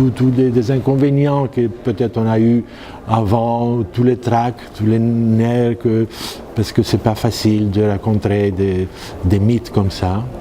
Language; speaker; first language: French; non-native, fluent; Greek